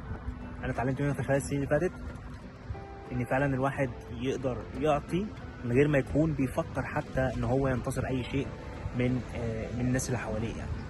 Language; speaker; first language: Arabic; native; Arabic